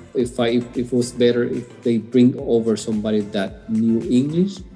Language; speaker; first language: English; non-native, fluent; Spanish